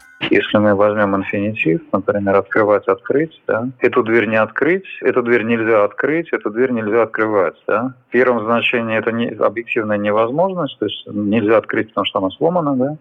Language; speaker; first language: Russian; native; Russian